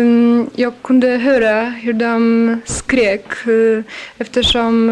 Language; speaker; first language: Swedish; non-native, fluent; Polish